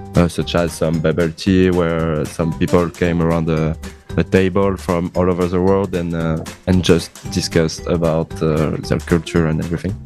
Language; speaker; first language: English; non-native, fluent; French